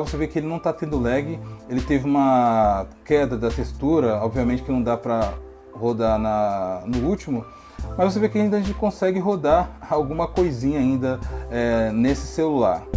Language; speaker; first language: Portuguese; native; Portuguese